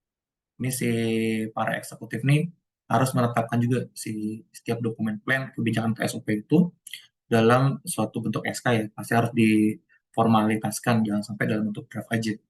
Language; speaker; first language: Indonesian; native; Indonesian